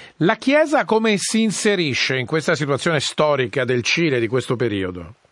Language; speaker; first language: Italian; native; Italian